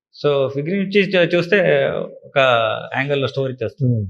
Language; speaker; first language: Telugu; non-native, learner; Kannada